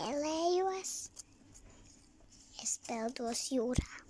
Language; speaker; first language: Latvian; early bilingual, heritage; Latvian